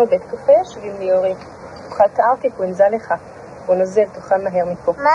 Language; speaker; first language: Hebrew; native; Hebrew